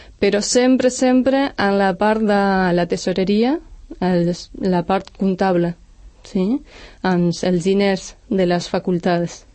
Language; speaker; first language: Catalan; non-native, fluent; Spanish